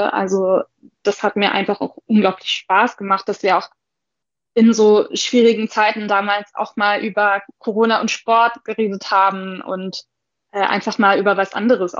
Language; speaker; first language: German; native; German